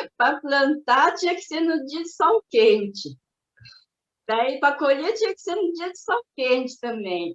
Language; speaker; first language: Portuguese; early bilingual, other home language; Japanese